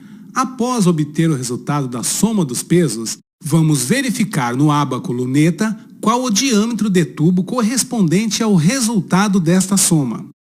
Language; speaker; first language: Portuguese; native; Portuguese